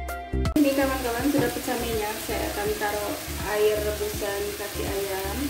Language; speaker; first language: Indonesian; non-native, local second language; Sundanese